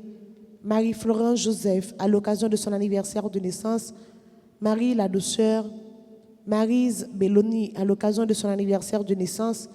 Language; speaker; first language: French; non-native, local second language; Haitian Creole